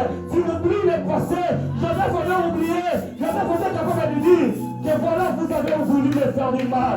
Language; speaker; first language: French; non-native, local second language; Lingala